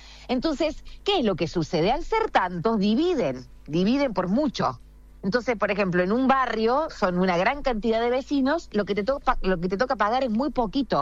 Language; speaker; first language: Spanish; native; Spanish